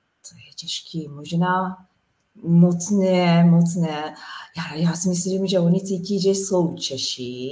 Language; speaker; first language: Czech; non-native, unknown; Japanese